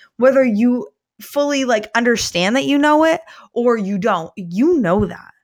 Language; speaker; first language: English; native; English